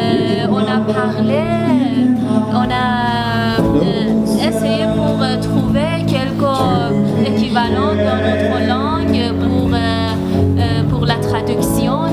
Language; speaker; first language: French; non-native, learner; Persian